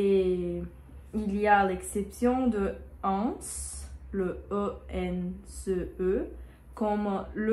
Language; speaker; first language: French; non-native, learner; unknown